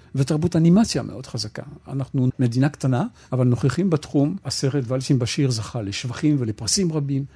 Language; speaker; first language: Hebrew; non-native, fluent; French